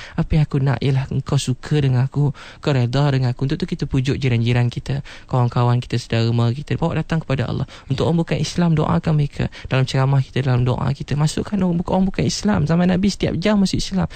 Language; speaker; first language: Malay; non-native, local second language; Chinese